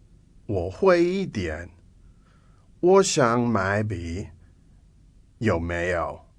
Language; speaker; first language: Chinese; non-native, learner; English